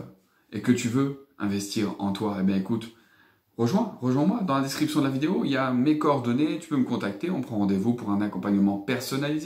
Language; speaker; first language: French; native; French